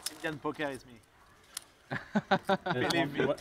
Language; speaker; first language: English; non-native, fluent; French